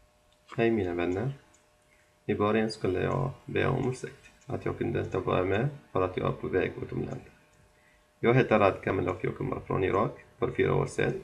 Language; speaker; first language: Swedish; non-native, local second language; Arabic